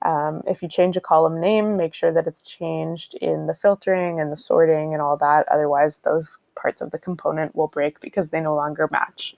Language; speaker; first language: English; native; English